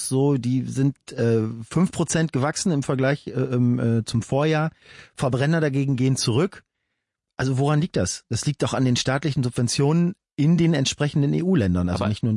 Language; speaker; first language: German; native; German